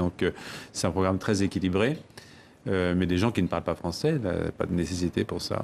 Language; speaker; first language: French; native; French